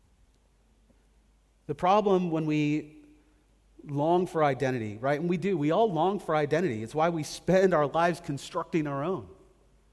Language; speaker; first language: English; native; English